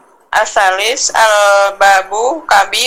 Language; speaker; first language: Arabic; non-native, learner; Indonesian